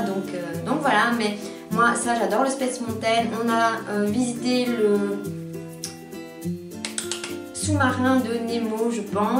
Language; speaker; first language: French; native; French